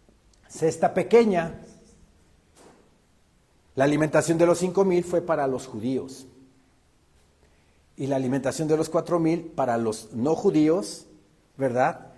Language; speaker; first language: Spanish; native; Spanish